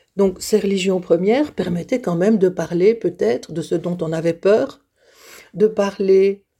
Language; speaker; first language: French; native; French